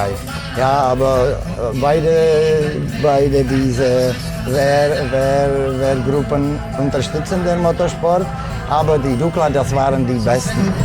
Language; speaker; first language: German; non-native, fluent; Czech